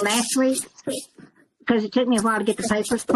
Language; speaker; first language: English; native; English